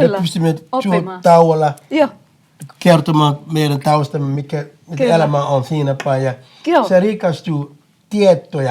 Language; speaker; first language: Finnish; non-native, fluent; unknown